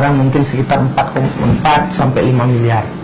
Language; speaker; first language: Indonesian; native; Indonesian